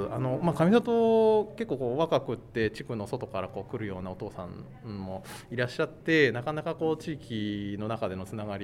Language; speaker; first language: Japanese; native; Japanese